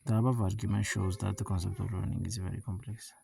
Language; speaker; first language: English; non-native, local second language; Amharic